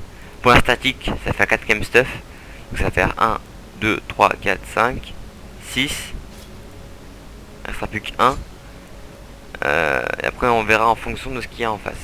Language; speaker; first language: French; native; French